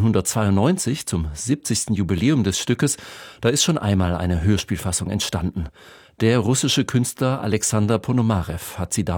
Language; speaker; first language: German; native; German